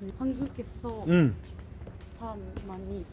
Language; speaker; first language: Korean; non-native, learner; Japanese